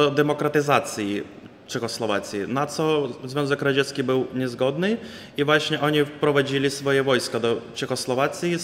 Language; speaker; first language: Polish; non-native, fluent; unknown